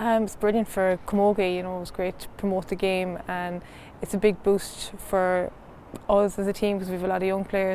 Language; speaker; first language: English; native; English